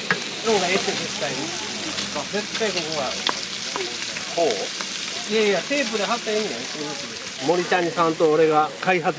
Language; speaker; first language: Japanese; native; Japanese